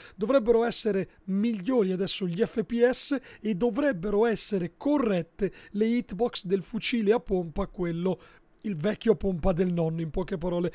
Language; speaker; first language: Italian; native; Italian